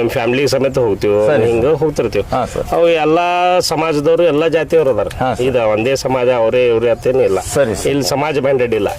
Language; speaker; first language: Kannada; native; Kannada